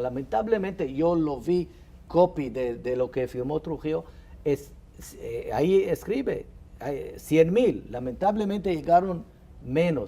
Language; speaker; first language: Spanish; non-native, fluent; Hebrew